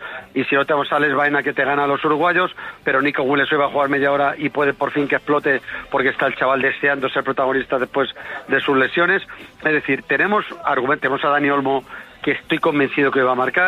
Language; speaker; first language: Spanish; native; Spanish